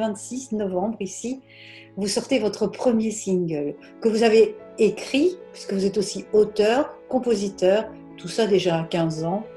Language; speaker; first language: French; native; French